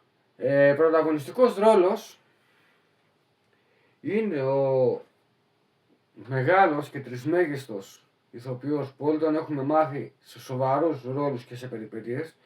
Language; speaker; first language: Greek; native; Greek